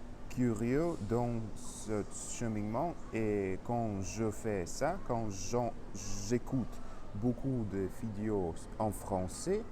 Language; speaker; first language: French; non-native, learner; Russian